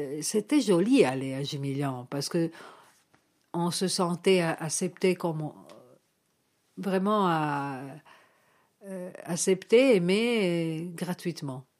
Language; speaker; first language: French; non-native, fluent; Italian